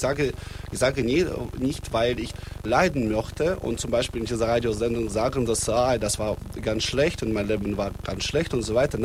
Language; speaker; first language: German; non-native, fluent; Russian